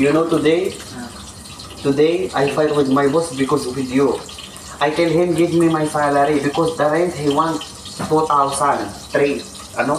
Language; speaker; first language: English; non-native, learner; Arabic